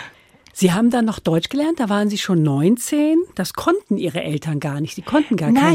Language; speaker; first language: German; native; German